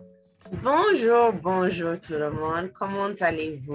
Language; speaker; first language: French; non-native, fluent; English